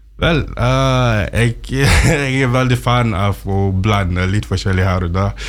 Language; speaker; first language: Norwegian; non-native, fluent; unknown